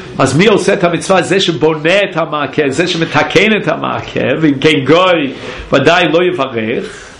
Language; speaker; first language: Hebrew; non-native, fluent; English